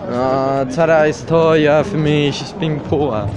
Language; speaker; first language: German; non-native, learner; Italian